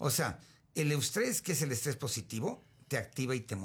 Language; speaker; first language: Spanish; native; Spanish